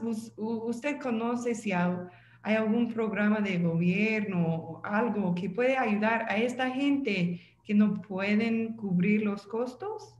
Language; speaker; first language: Spanish; non-native, fluent; English